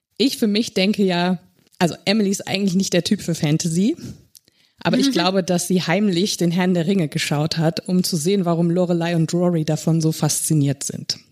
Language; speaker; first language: German; native; German